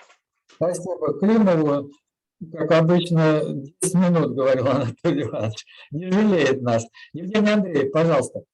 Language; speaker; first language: Russian; native; Russian